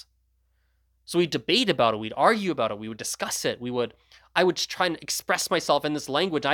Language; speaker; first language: English; early bilingual, other home language; Gujarati